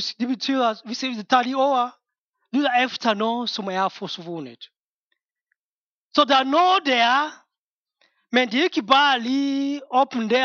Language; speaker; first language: Danish; non-native, fluent; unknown